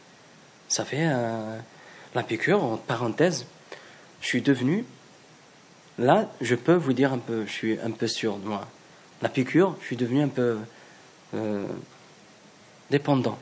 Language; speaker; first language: French; non-native, local second language; Kabyle